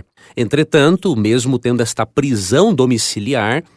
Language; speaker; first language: Portuguese; native; Portuguese